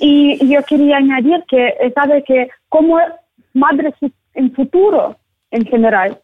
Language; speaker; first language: Spanish; non-native, learner; Ukrainian